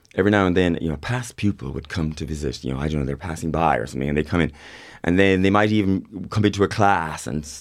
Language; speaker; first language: English; native; English